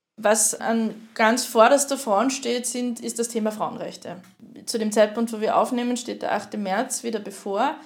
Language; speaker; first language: German; native; German